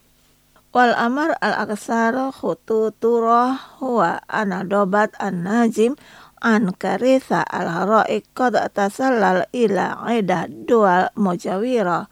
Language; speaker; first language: Arabic; non-native, fluent; Indonesian